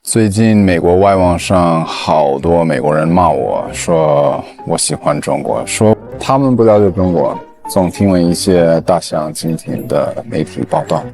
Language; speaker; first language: Chinese; non-native, fluent; English